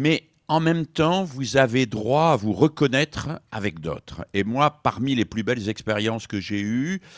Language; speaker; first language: French; native; French